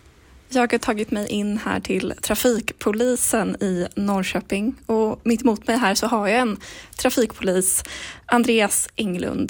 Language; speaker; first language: Swedish; native; Swedish